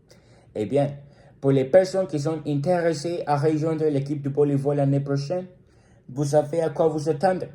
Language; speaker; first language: French; non-native, learner; English